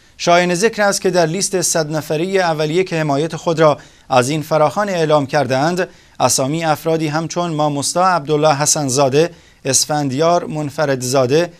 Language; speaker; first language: Persian; non-native, local second language; Central Kurdish